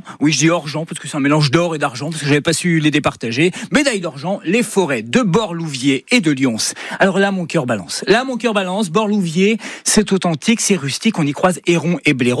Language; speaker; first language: French; native; French